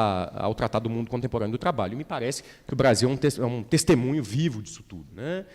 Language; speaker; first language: Portuguese; native; Portuguese